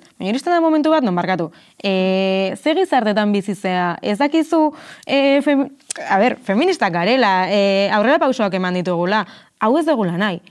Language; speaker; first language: Basque; native; Basque